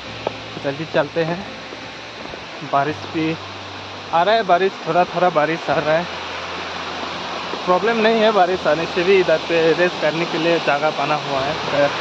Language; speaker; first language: Hindi; non-native, local second language; Kok Borok